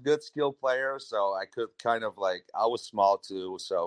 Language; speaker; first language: English; non-native, fluent; French